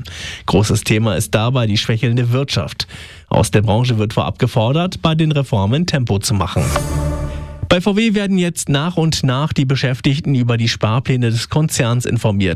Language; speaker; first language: German; native; German